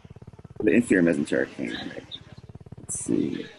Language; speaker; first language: English; native; English